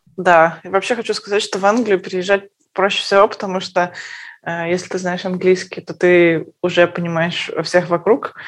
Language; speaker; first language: Russian; native; Russian